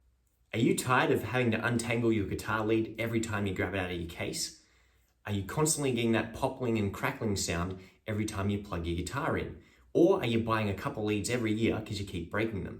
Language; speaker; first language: English; native; English